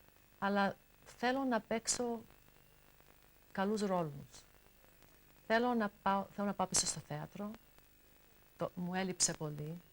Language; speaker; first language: Greek; early bilingual, heritage; English